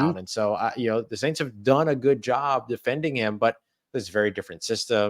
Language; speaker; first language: English; native; English